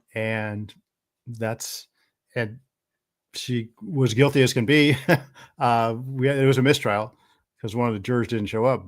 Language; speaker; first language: English; native; English